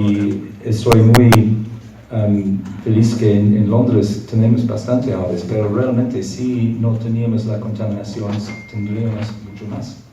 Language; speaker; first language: Spanish; non-native, fluent; English